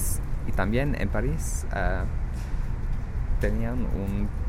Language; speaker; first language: Spanish; non-native, fluent; English